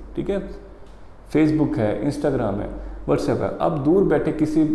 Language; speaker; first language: Hindi; native; Hindi